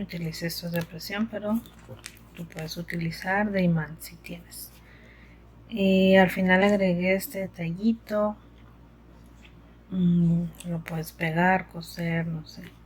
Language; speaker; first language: Spanish; native; Spanish